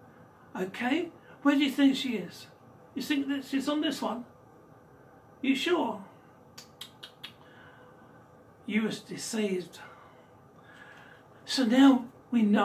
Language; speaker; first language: English; native; English